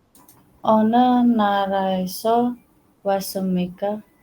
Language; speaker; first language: Korean; non-native, learner; Indonesian